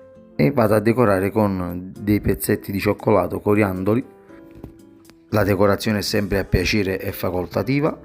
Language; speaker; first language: Italian; native; Italian